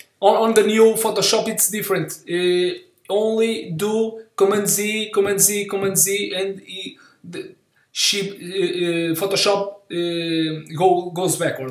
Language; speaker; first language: English; non-native, learner; Portuguese